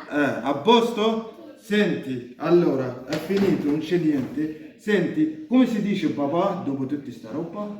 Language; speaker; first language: Italian; non-native, fluent; Arabic